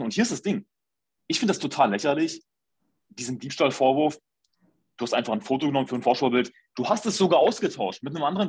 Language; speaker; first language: German; native; German